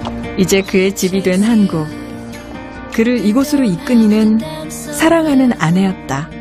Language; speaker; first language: Korean; native; Korean